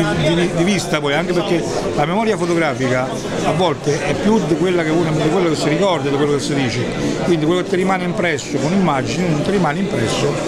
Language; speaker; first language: Italian; native; Italian